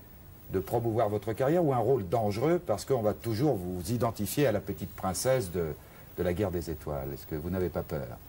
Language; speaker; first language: French; native; French